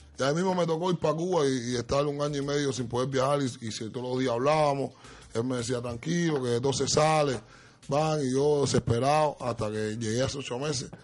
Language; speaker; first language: Spanish; native; Spanish